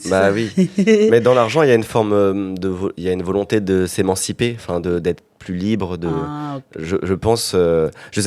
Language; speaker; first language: French; native; French